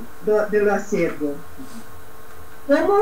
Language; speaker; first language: Spanish; non-native, learner; Portuguese